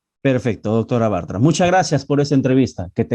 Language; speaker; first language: Spanish; native; Spanish